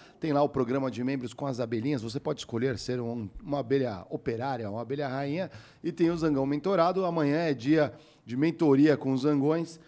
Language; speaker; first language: Portuguese; native; Portuguese